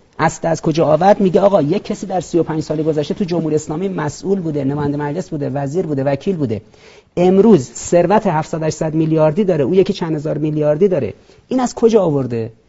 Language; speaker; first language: Persian; native; Persian